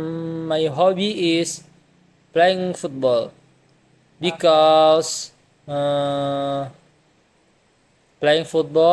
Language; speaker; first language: English; non-native, learner; Indonesian